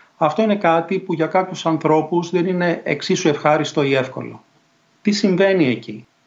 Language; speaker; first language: Greek; native; Greek